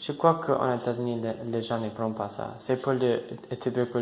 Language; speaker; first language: French; non-native, learner; English